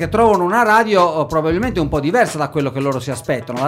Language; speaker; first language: Italian; native; Italian